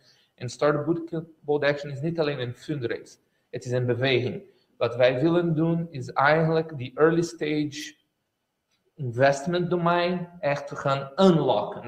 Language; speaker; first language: Dutch; non-native, fluent; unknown